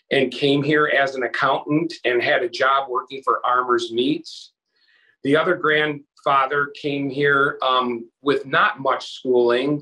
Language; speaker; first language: English; native; English